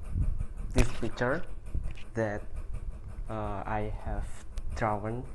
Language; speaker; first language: English; non-native, learner; Indonesian